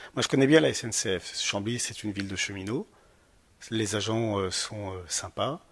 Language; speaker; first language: French; native; French